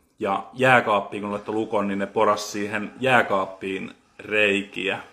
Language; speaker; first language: Finnish; native; Finnish